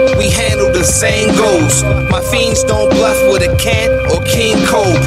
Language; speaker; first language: English; native; English